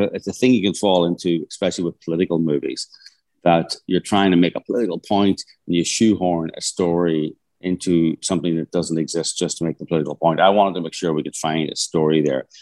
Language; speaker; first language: English; native; English